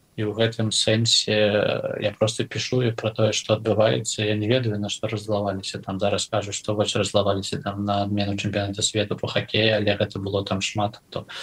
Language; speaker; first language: Belarusian; non-native, local second language; Russian